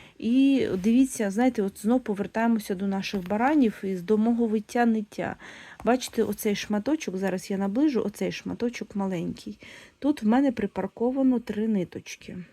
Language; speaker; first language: Ukrainian; non-native, local second language; Russian